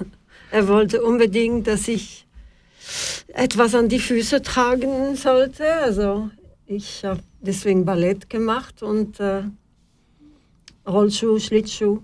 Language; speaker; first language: German; non-native, fluent; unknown